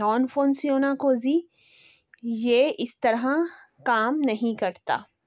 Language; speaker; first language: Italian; non-native, fluent; Urdu